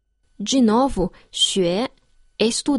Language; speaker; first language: Portuguese; non-native, fluent; Chinese